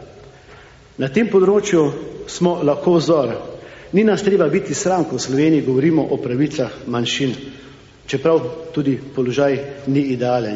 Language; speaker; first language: Slovenian; native; Slovenian